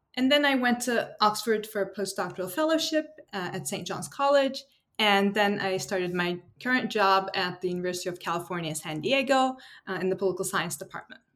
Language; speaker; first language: English; non-native, fluent; Turkish